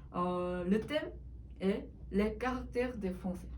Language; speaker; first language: French; non-native, learner; Korean